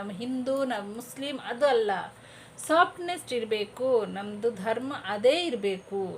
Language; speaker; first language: Kannada; non-native, local second language; Hindi